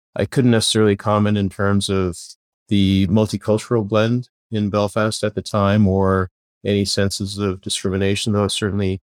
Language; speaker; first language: English; native; English